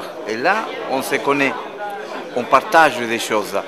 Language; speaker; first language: French; non-native, fluent; Spanish